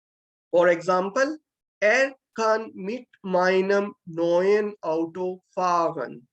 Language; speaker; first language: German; non-native, fluent; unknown